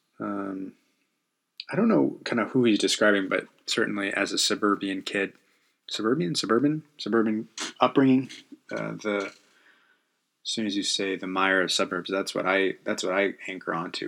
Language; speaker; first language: English; native; English